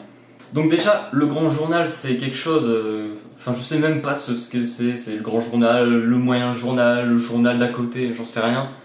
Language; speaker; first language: French; native; French